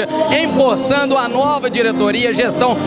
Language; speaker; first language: Portuguese; native; Portuguese